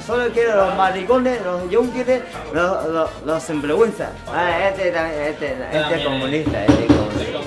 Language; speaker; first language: Spanish; non-native, learner; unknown